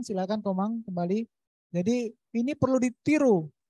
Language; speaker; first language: Indonesian; native; Indonesian